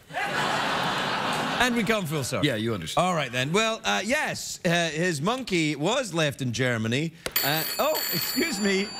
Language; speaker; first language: English; native; English